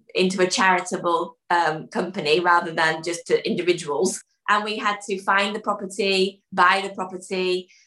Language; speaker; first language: English; early bilingual, other home language; Dutch